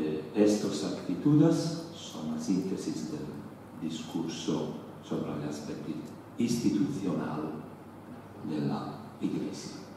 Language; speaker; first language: Spanish; non-native, learner; Italian